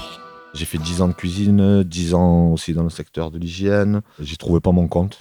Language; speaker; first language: French; native; French